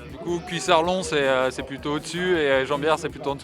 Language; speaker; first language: French; native; French